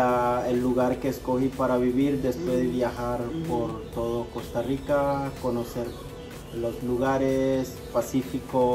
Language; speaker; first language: Spanish; non-native, local second language; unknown